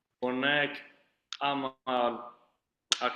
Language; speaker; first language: Arabic; non-native, learner; Portuguese